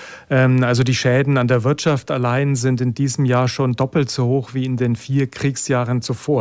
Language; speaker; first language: German; native; German